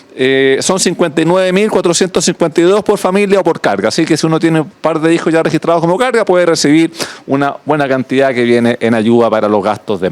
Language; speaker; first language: Spanish; native; Spanish